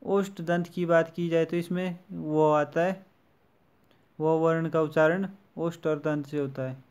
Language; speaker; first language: Hindi; native; Hindi